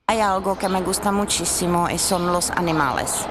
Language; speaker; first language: Spanish; non-native, fluent; Czech